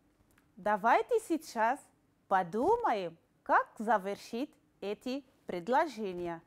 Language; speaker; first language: Russian; non-native, fluent; Arabic